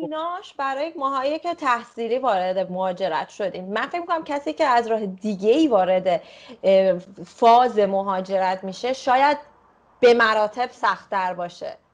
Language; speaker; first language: Persian; early bilingual, heritage; Persian